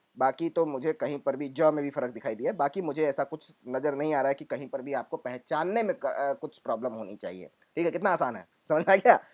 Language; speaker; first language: Hindi; non-native, local second language; Gujarati